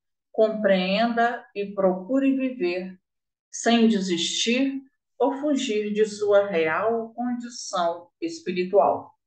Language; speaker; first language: Portuguese; native; Portuguese